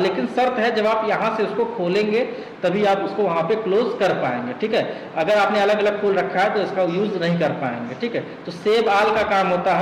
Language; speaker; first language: Hindi; native; Hindi